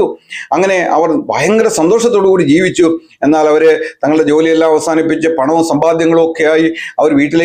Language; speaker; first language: Malayalam; native; Malayalam